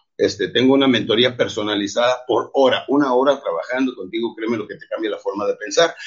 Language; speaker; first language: Spanish; native; Spanish